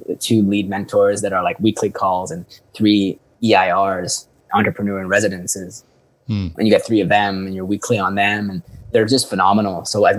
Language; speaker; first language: English; native; English